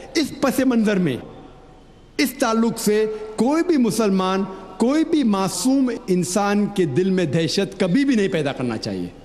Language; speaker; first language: Urdu; non-native, local second language; Konkani